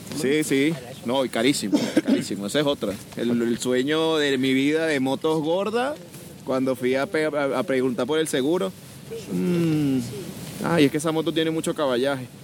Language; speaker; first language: Spanish; native; Spanish